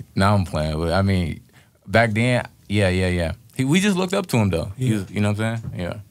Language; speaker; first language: English; native; English